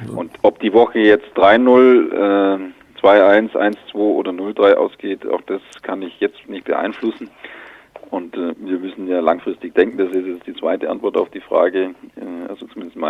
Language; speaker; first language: German; native; German